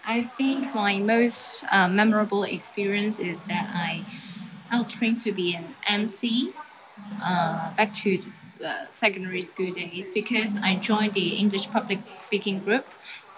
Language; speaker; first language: English; non-native, local second language; Cantonese